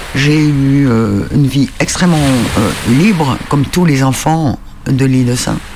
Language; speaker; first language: French; native; French